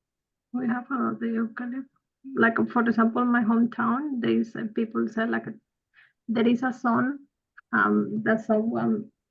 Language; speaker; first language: English; non-native, fluent; Spanish